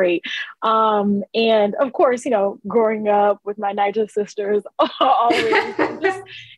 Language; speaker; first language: English; early bilingual, other home language; Akan